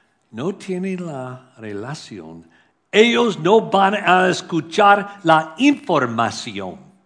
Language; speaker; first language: Spanish; non-native, learner; English